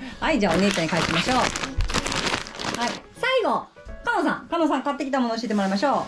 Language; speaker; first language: Japanese; native; Japanese